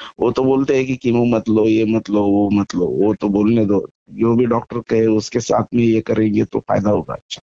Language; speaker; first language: Hindi; non-native, local second language; Marathi